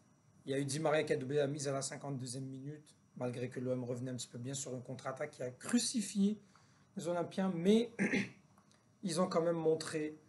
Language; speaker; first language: French; native; French